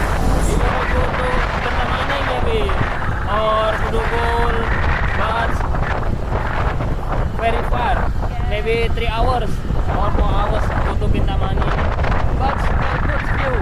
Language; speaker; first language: English; non-native, learner; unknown